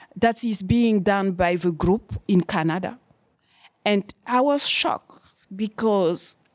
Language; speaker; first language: English; non-native, fluent; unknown